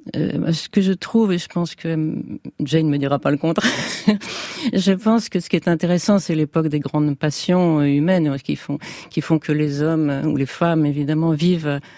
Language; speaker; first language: French; native; French